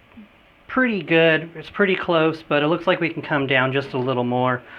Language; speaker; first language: English; native; English